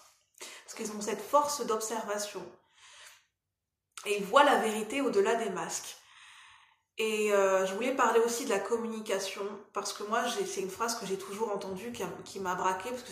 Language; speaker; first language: French; native; French